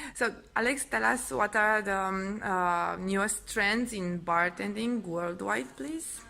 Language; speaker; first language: English; non-native, fluent; Romanian